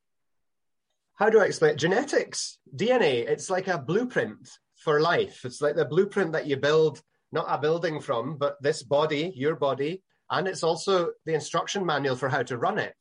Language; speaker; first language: English; native; English